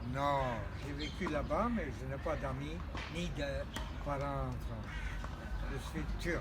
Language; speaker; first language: French; non-native, fluent; Turkish